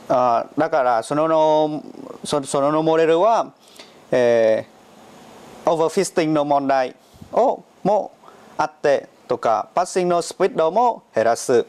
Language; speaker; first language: Japanese; non-native, learner; Vietnamese